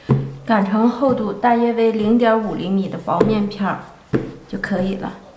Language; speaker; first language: Chinese; native; Chinese